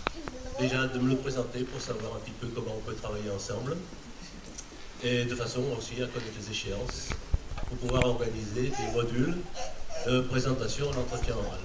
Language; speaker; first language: French; native; French